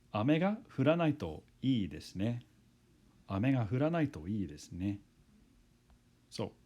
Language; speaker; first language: Japanese; non-native, fluent; English